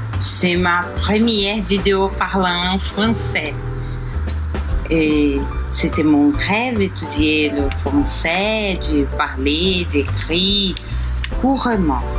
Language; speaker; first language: French; non-native, learner; Portuguese